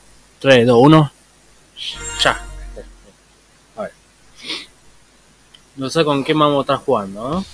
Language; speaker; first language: Spanish; native; Spanish